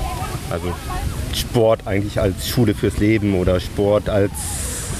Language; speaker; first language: German; native; German